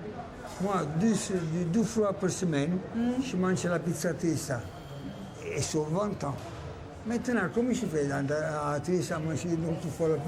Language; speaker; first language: French; non-native, learner; Italian